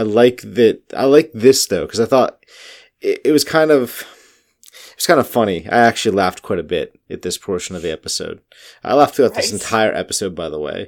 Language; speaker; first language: English; native; English